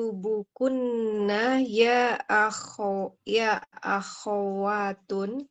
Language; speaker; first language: Arabic; non-native, learner; Indonesian